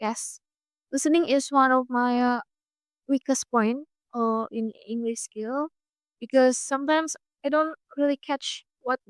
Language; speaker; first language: English; non-native, fluent; Indonesian